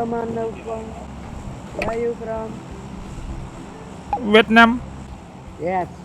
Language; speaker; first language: English; non-native, learner; Vietnamese